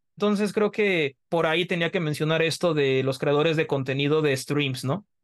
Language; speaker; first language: Spanish; native; Spanish